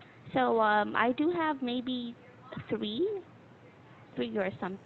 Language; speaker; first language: English; non-native, fluent; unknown